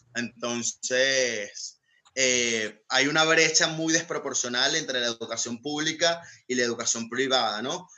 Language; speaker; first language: Spanish; native; Spanish